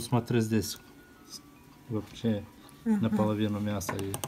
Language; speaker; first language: Russian; non-native, fluent; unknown